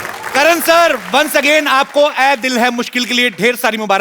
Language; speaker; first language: Hindi; native; Hindi